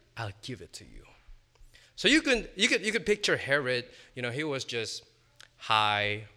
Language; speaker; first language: English; non-native, fluent; Indonesian